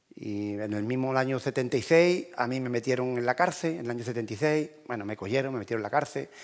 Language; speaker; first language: Spanish; native; Spanish